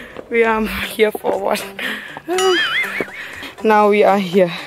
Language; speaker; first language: English; non-native, learner; Thai